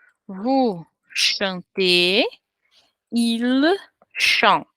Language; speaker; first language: French; non-native, fluent; Portuguese